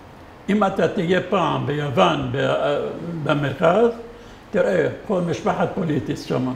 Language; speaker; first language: Hebrew; non-native, fluent; Arabic